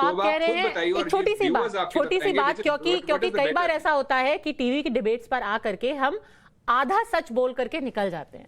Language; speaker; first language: Hindi; native; Hindi